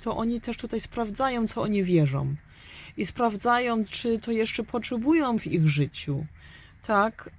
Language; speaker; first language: Polish; early bilingual, heritage; German